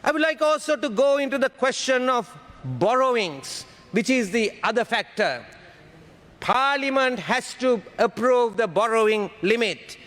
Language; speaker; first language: English; non-native, local second language; Sinhala